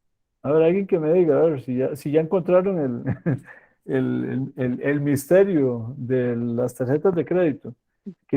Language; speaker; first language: Spanish; native; Spanish